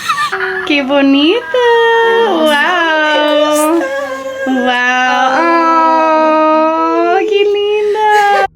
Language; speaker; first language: Spanish; non-native, learner; English